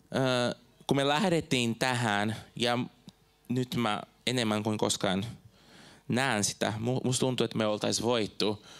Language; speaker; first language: Finnish; non-native, fluent; Portuguese